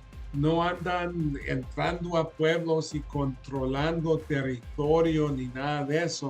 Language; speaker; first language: Spanish; early bilingual, other home language; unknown